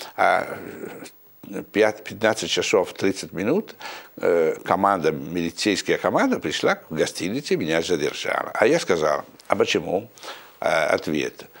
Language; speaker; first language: Russian; non-native, fluent; Italian